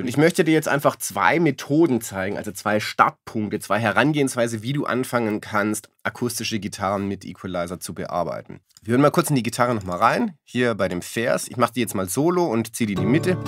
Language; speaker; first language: German; native; German